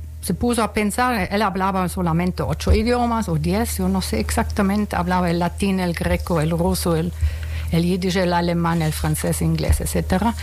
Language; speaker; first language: Spanish; non-native, fluent; German